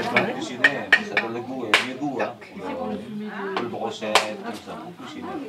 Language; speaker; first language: French; non-native, learner; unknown